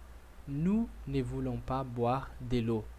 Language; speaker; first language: French; non-native, learner; Portuguese